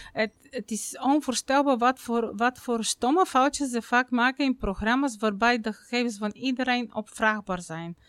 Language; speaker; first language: Dutch; non-native, fluent; Bulgarian